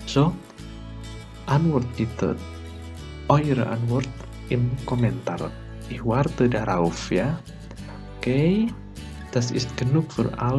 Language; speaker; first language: German; non-native, learner; Indonesian